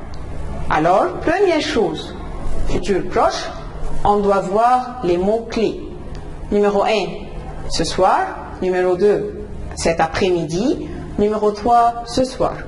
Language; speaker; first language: French; non-native, fluent; Arabic